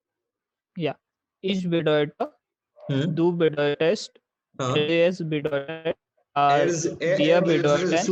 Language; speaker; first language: German; non-native, learner; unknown